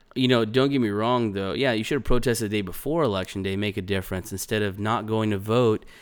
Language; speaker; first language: English; native; English